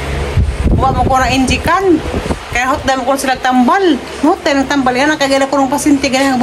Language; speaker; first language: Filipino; non-native, local second language; Cebuano